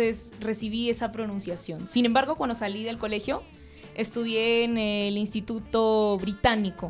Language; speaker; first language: Spanish; native; Spanish